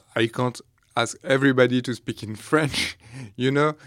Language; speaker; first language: English; non-native, fluent; French